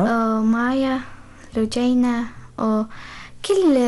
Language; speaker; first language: Arabic; non-native, learner; Persian